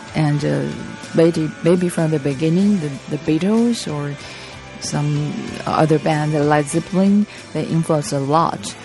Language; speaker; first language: English; non-native, learner; Chinese